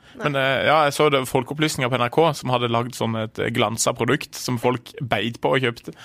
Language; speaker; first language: Norwegian; native; Norwegian